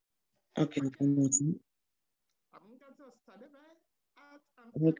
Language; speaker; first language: French; non-native, learner; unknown